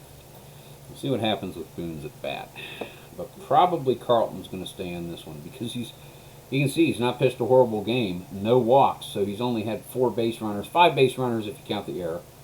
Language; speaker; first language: English; native; English